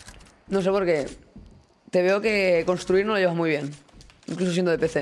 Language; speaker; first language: Spanish; native; Spanish